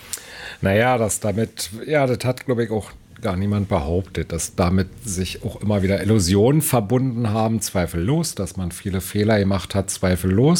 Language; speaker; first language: German; native; German